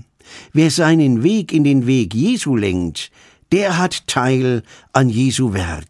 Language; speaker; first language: German; native; German